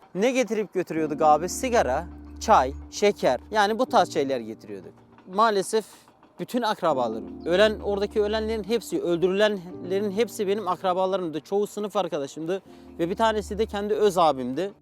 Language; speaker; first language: Turkish; non-native, local second language; Kurdish